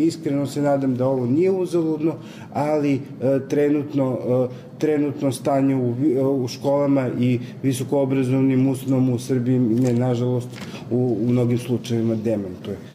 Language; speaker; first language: Serbian; native; Serbian